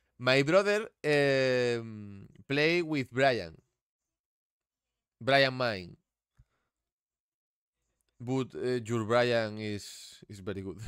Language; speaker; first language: English; non-native, learner; Spanish